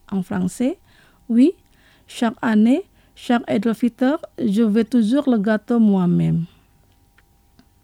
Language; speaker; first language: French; non-native, local second language; Indonesian